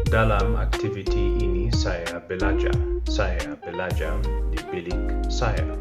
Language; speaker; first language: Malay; non-native, learner; Arabic